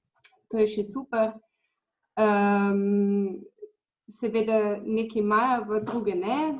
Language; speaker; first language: Slovenian; non-native, fluent; German